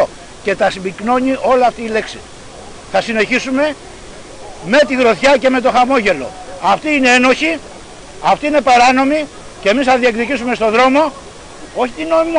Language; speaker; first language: Greek; native; Greek